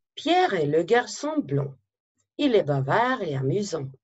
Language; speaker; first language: French; non-native, fluent; Macedonian